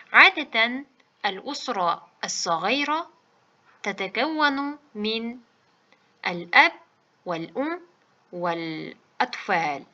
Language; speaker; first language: Arabic; non-native, fluent; Uzbek